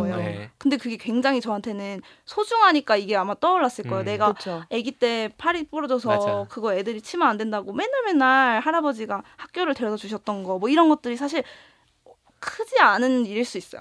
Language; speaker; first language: Korean; native; Korean